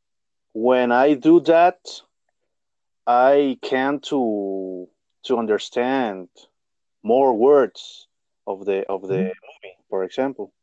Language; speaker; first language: English; non-native, learner; Spanish